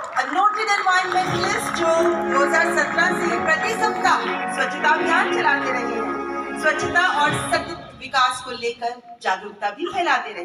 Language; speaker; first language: Hindi; native; Hindi